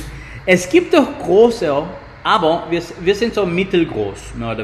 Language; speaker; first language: German; non-native, fluent; Spanish